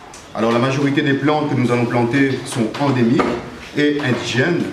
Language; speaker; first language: French; native; French